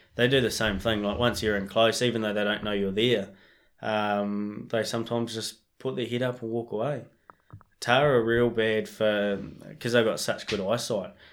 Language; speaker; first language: English; native; English